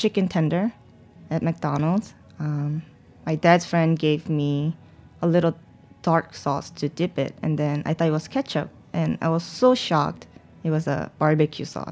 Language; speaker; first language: English; non-native, fluent; Korean